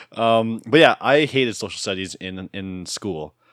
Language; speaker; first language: English; native; English